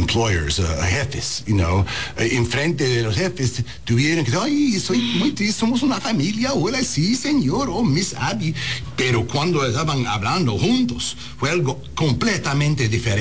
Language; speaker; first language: Spanish; non-native, learner; English